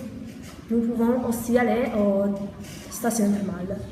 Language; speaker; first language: French; non-native, learner; Italian